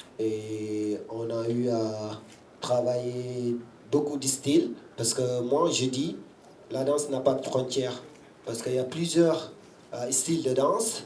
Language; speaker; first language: French; non-native, local second language; Wolof